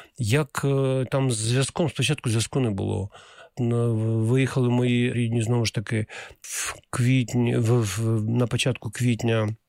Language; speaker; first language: Ukrainian; native; Ukrainian